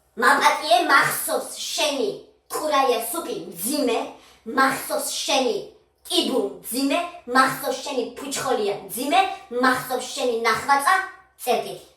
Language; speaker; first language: Georgian; non-native, local second language; Mingrelian